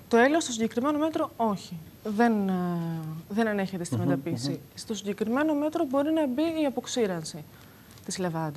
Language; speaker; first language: Greek; native; Greek